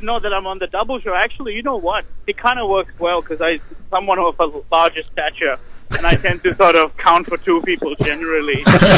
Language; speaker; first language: English; non-native, local second language; Sinhala